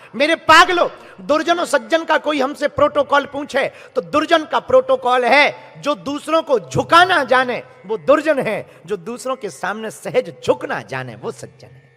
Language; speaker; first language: Hindi; native; Hindi